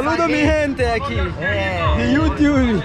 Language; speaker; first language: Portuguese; non-native, learner; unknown